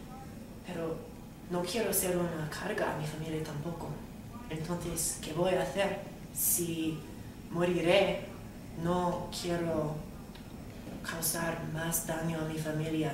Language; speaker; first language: Spanish; non-native, learner; English